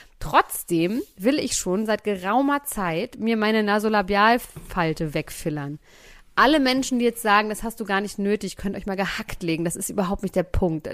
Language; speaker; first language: German; native; German